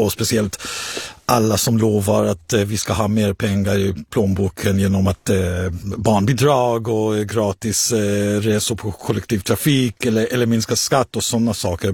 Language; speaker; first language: Swedish; non-native, fluent; Hebrew